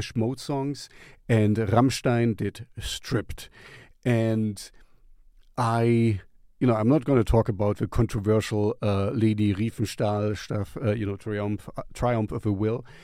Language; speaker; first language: English; non-native, fluent; German